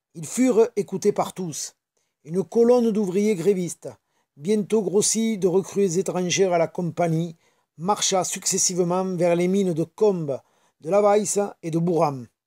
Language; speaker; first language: French; native; French